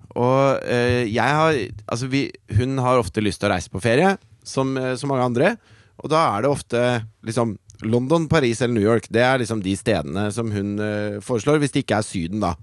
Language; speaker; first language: Norwegian; native; Norwegian